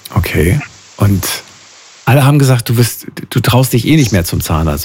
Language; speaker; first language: German; native; German